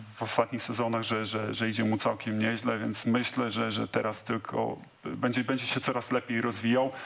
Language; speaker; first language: Polish; native; Polish